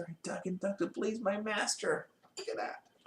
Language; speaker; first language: English; native; English